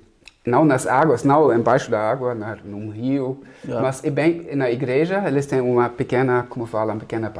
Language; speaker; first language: Portuguese; non-native, fluent; German